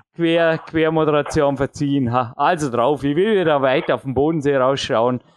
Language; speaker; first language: German; native; German